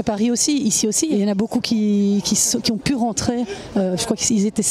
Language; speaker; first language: French; native; French